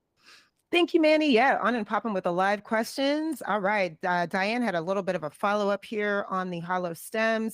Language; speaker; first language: English; native; English